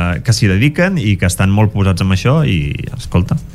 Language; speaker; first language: Catalan; native; Catalan